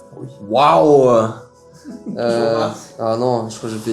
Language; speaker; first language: French; native; French